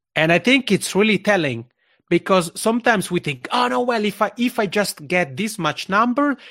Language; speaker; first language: English; non-native, fluent; Italian